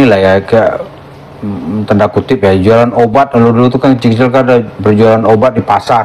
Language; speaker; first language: Indonesian; native; Indonesian